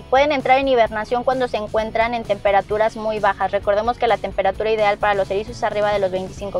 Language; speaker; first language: Spanish; native; Spanish